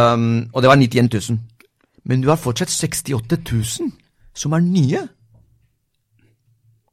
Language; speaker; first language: Norwegian; non-native, fluent; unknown